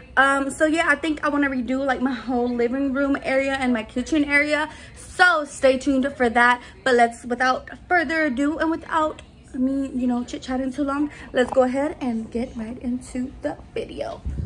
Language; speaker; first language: English; early bilingual, other home language; Spanish